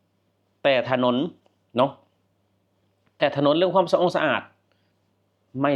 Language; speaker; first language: Thai; non-native, local second language; Northeastern Thai